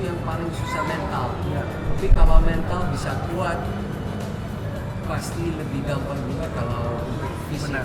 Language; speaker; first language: Indonesian; non-native, fluent; Dutch